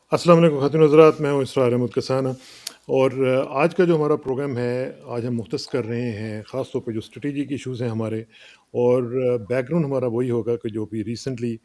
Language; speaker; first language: Urdu; non-native, local second language; Punjabi